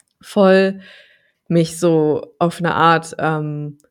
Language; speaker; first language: German; native; German